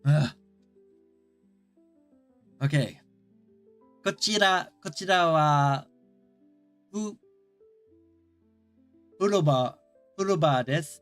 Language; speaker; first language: Japanese; non-native, learner; English